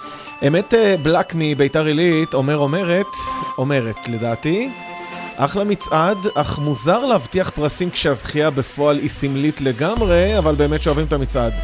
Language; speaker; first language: Hebrew; native; Hebrew